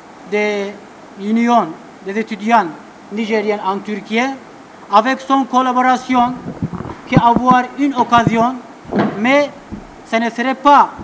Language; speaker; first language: French; non-native, fluent; Turkish